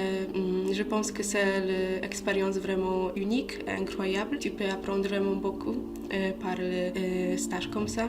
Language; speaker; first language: French; non-native, fluent; Polish